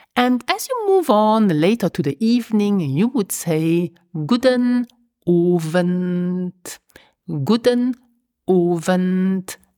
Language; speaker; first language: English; non-native, fluent; Luxembourgish